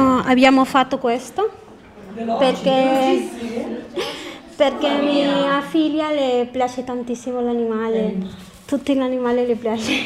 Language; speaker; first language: Italian; non-native, learner; Spanish